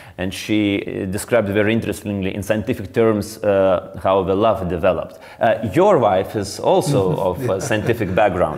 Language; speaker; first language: English; non-native, fluent; Lithuanian